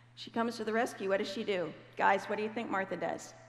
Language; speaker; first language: English; native; English